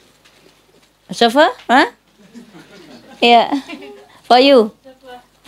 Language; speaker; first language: French; non-native, learner; Vietnamese